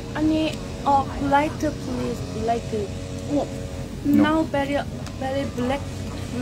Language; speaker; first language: English; non-native, learner; Korean